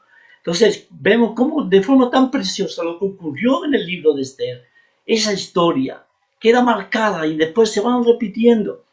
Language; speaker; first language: Spanish; native; Spanish